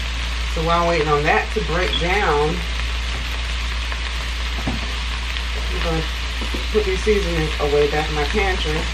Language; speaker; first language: English; native; English